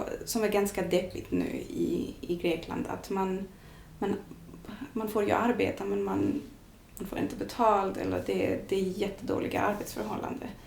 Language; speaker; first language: Swedish; non-native, fluent; Greek